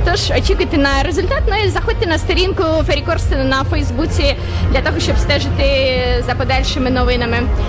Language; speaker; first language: Ukrainian; native; Ukrainian